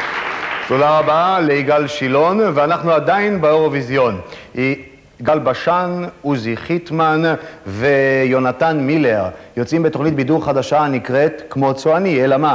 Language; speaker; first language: Hebrew; native; Hebrew